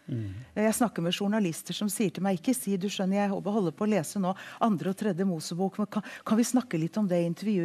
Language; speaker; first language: Norwegian; early bilingual, heritage; Norwegian